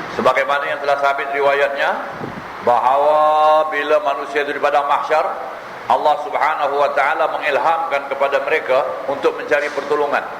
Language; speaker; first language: Malay; native; Malay